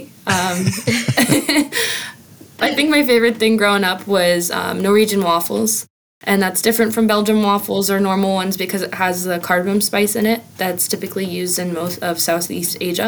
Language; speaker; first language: English; native; English